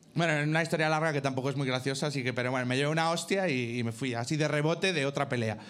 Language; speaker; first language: Spanish; native; Spanish